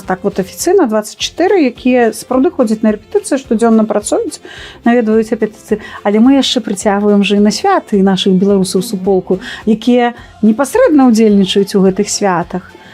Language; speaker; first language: Belarusian; native; Belarusian